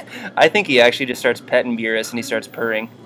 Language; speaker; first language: English; native; English